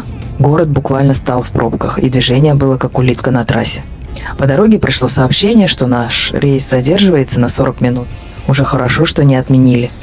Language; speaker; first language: Russian; native; Russian